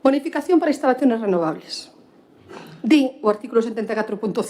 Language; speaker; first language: Spanish; non-native, local second language; Galician